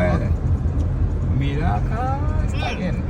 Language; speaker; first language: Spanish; non-native, learner; Bangla